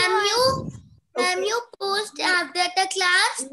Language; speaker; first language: English; non-native, local second language; Hindi